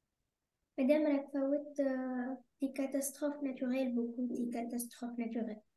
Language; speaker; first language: French; non-native, learner; Arabic